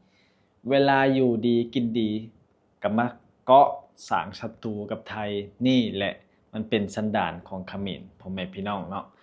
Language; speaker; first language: Thai; non-native, local second language; Lao